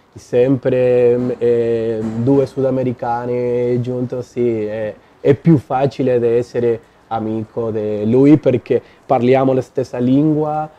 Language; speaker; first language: Italian; non-native, learner; Spanish